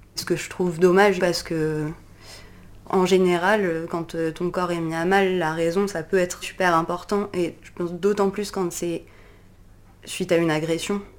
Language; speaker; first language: French; native; French